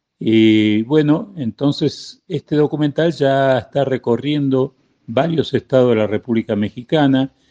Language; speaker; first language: Spanish; native; Spanish